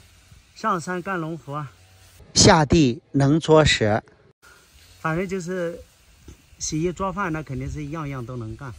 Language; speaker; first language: Chinese; native; Chinese